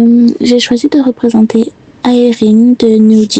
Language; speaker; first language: French; native; French